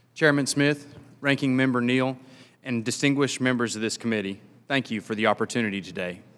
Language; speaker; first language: English; native; English